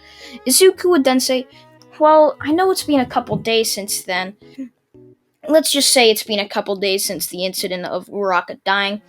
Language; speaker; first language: English; native; English